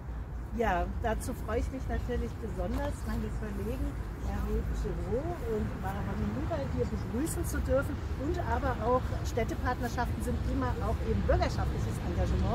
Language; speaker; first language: German; native; German